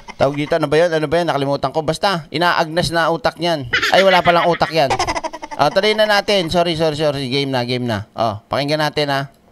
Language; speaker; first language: Filipino; native; Filipino